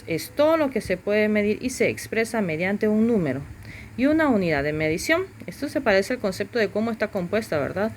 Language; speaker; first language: Spanish; native; Spanish